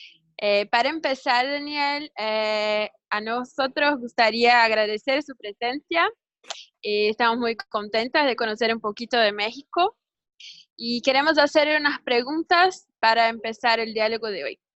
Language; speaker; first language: Spanish; non-native, learner; Portuguese